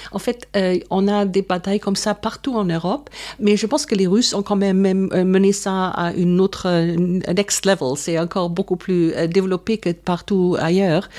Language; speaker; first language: French; non-native, fluent; German